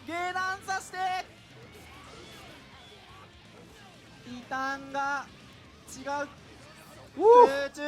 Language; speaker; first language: Japanese; native; Japanese